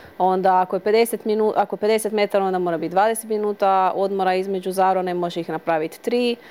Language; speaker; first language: Croatian; early bilingual, heritage; Croatian